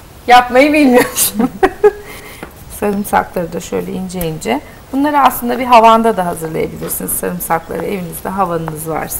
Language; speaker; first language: Turkish; native; Turkish